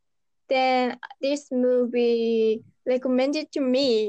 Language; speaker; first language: English; non-native, learner; Japanese